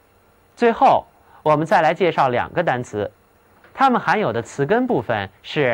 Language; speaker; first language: Chinese; native; Chinese